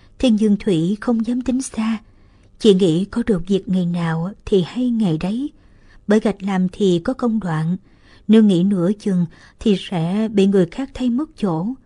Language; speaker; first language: Vietnamese; native; Vietnamese